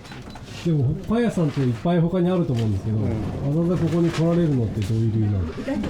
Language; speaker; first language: Japanese; native; Japanese